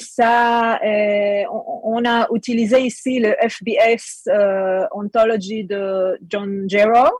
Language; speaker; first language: French; non-native, learner; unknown